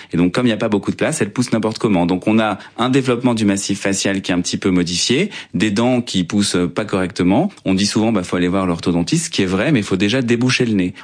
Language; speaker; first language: French; native; French